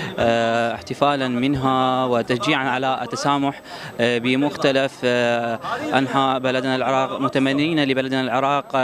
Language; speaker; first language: Arabic; native; Arabic